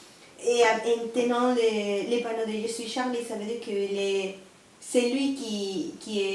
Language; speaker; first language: French; non-native, learner; Spanish